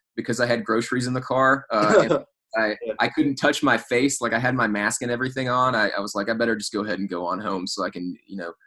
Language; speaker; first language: English; native; English